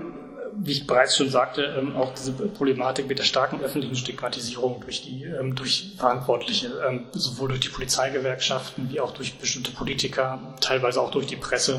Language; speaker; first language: German; native; German